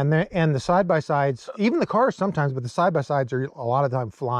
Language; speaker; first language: English; native; English